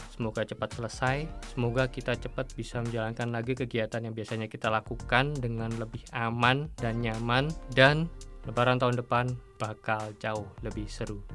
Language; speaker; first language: Indonesian; native; Indonesian